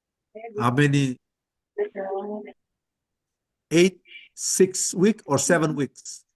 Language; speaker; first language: English; non-native, fluent; Indonesian